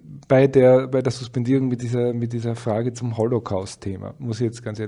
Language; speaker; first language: German; native; German